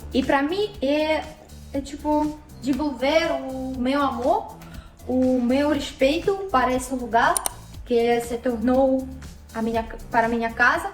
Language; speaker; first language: Portuguese; non-native, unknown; Russian